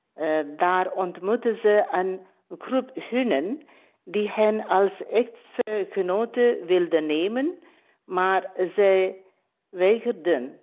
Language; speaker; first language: Dutch; non-native, learner; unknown